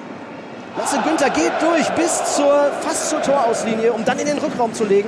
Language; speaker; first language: German; native; German